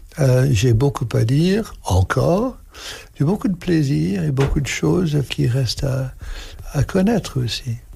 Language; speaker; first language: French; non-native, fluent; English